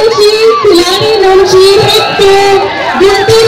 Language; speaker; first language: Telugu; non-native, learner; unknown